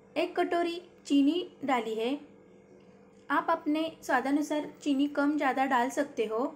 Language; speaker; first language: Hindi; non-native, local second language; Marathi